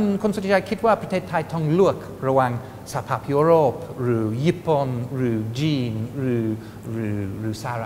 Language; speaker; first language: Thai; non-native, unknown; English